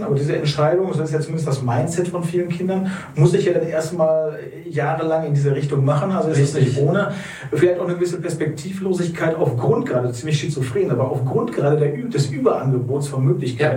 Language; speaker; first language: German; native; German